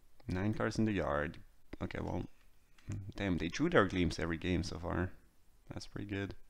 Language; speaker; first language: English; non-native, fluent; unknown